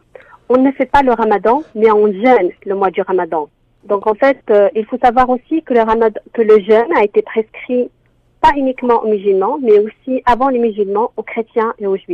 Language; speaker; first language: French; non-native, local second language; Arabic